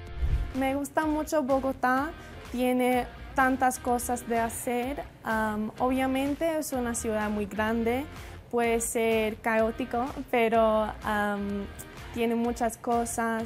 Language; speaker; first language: Spanish; non-native, fluent; English